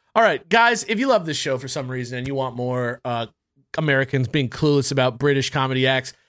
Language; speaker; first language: English; native; English